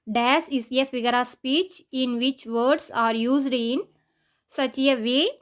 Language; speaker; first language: English; non-native, local second language; Tamil